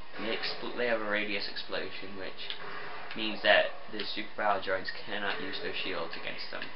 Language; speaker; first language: English; native; English